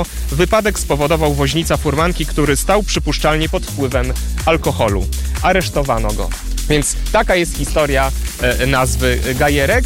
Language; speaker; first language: Polish; native; Polish